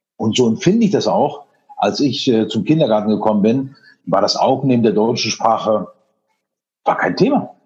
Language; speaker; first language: German; native; German